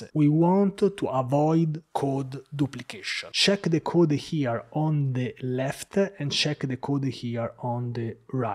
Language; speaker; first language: English; non-native, fluent; Italian